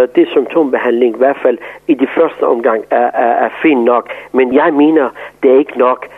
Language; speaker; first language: Danish; non-native, fluent; Persian